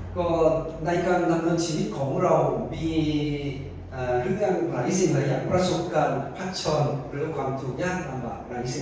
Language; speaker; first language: Thai; non-native, fluent; Korean